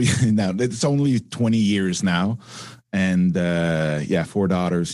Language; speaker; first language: English; non-native, fluent; French